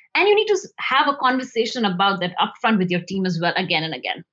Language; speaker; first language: English; non-native, local second language; Hindi